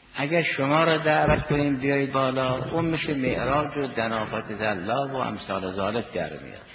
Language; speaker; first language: Persian; native; Persian